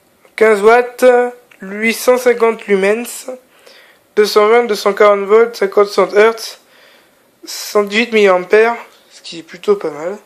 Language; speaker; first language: French; native; French